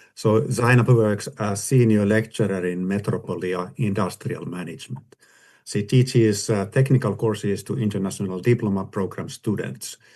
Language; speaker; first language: English; non-native, fluent; Finnish